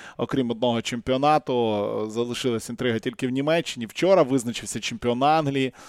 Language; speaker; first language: Ukrainian; non-native, local second language; Russian